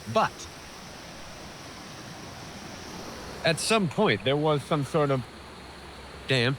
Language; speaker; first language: English; native; English